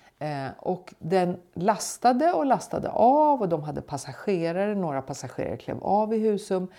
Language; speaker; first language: Swedish; native; Swedish